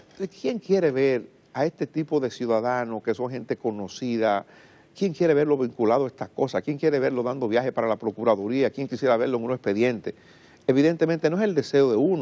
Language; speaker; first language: Spanish; native; Spanish